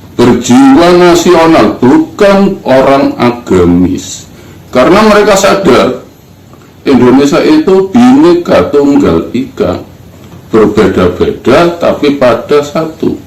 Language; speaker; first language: Indonesian; non-native, local second language; Javanese